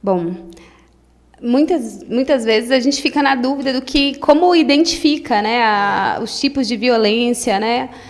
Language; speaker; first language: Portuguese; native; Portuguese